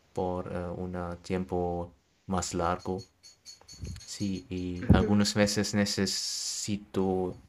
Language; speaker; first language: Spanish; non-native, learner; German